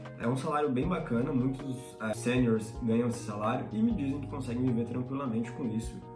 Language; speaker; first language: Portuguese; native; Portuguese